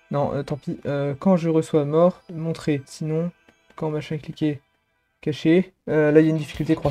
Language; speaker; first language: French; native; French